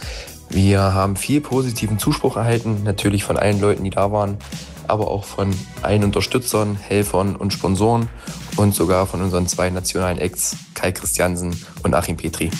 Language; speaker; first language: German; native; German